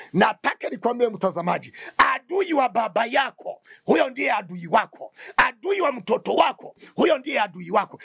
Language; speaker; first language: Swahili; non-native, local second language; Kinyarwanda